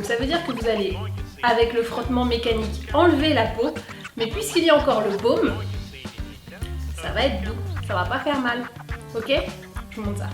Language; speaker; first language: French; native; French